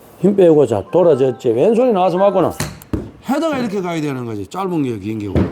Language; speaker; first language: Korean; native; Korean